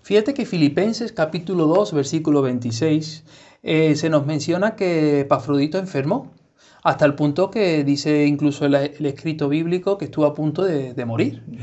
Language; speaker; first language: Spanish; native; Spanish